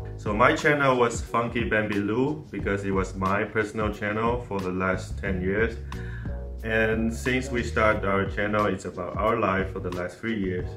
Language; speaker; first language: English; non-native, fluent; Chinese